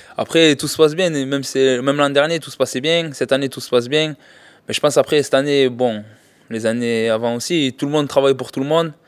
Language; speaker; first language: French; native; French